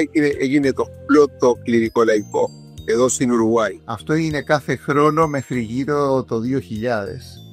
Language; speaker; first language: Greek; early bilingual, heritage; Greek